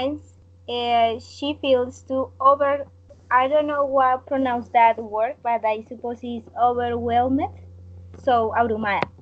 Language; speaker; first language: English; non-native, learner; Spanish